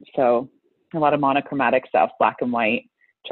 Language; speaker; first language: English; native; English